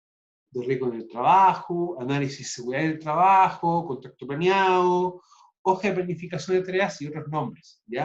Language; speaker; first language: Spanish; native; Spanish